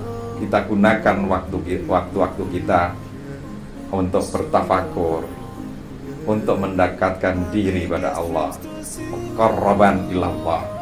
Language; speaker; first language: Indonesian; native; Indonesian